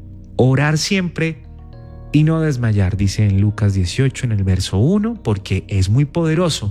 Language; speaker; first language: Spanish; native; Spanish